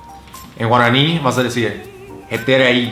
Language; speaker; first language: Spanish; non-native, fluent; English